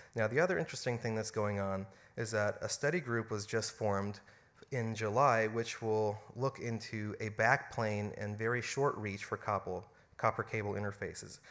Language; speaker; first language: English; early bilingual, other home language; German